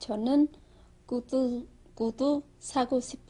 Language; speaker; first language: Korean; non-native, learner; Vietnamese